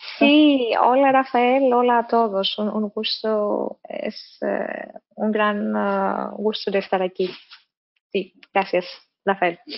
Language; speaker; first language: Spanish; non-native, fluent; English